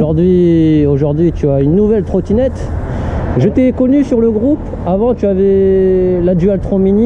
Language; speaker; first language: French; native; French